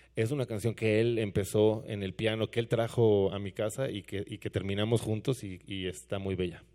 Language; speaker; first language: Spanish; native; Spanish